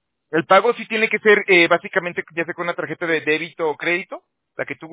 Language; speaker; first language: Spanish; native; Spanish